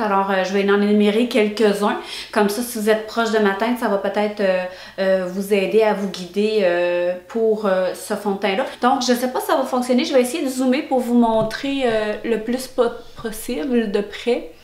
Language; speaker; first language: French; native; French